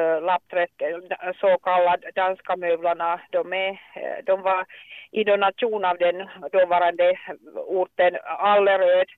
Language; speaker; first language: Swedish; non-native, local second language; Finnish